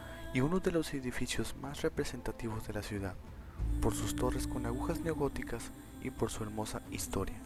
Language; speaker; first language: Spanish; native; Spanish